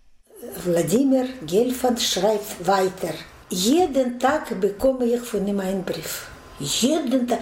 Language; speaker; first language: German; non-native, learner; Russian